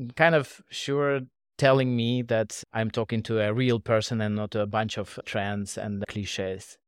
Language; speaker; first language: English; non-native, fluent; Russian